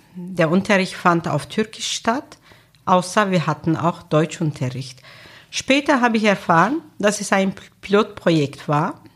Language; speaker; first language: German; non-native, fluent; Turkish